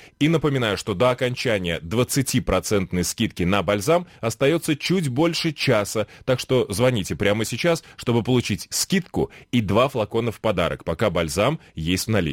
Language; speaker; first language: Russian; native; Russian